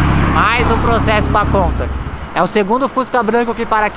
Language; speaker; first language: Portuguese; native; Portuguese